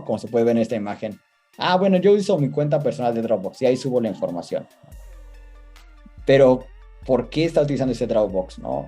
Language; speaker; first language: Spanish; native; Spanish